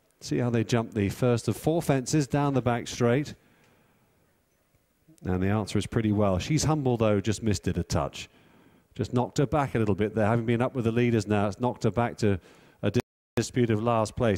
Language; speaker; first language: English; native; English